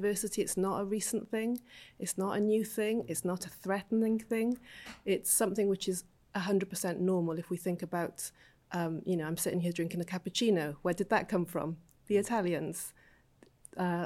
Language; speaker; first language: English; native; English